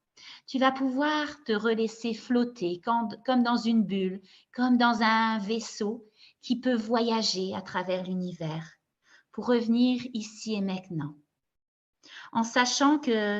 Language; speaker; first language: French; native; French